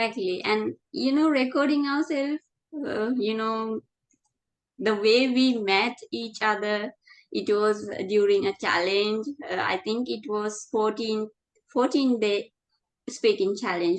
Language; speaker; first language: English; non-native, fluent; Sinhala